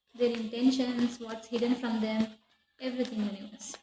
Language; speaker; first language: English; non-native, local second language; Telugu